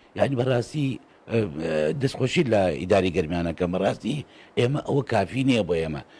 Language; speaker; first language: Central Kurdish; native; Central Kurdish